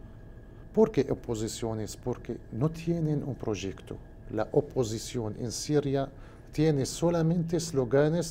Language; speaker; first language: Spanish; non-native, learner; Arabic